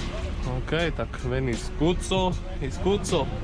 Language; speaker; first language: German; non-native, learner; Slovak